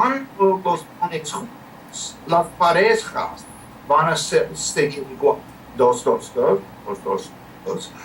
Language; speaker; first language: Spanish; non-native, fluent; English